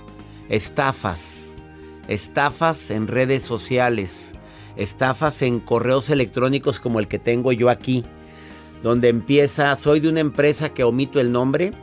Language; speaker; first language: Spanish; native; Spanish